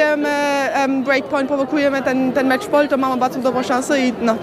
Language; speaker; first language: Polish; early bilingual, heritage; Polish